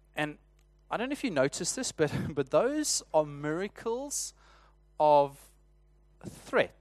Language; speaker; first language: English; native; English